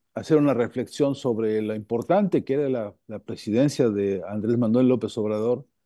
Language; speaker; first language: Spanish; native; Spanish